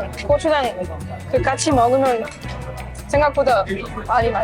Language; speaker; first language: Korean; non-native, learner; French